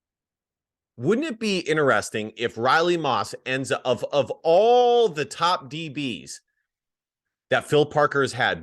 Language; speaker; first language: English; native; English